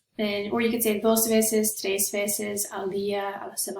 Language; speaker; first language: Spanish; non-native, fluent; English